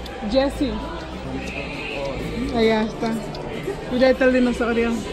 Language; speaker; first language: Spanish; early bilingual, heritage; Spanish